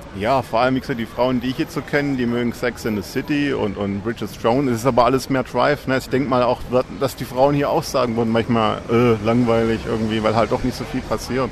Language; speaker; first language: German; native; German